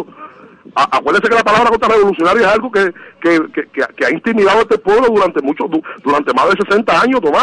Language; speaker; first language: Spanish; native; Spanish